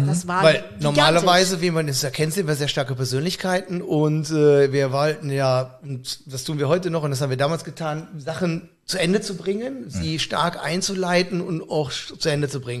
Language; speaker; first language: German; native; German